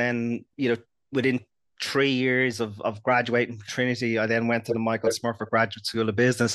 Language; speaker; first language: English; native; English